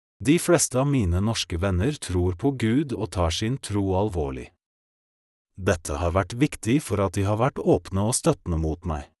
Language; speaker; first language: Norwegian; non-native, learner; Polish